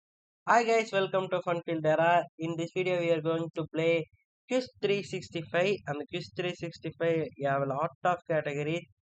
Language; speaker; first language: English; non-native, local second language; Tamil